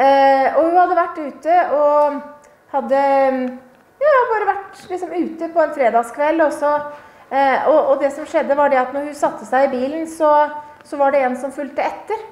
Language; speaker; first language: Norwegian; native; Norwegian